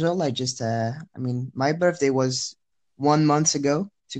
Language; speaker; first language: English; non-native, fluent; French